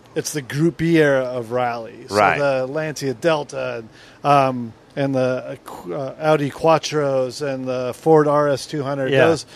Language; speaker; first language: English; native; English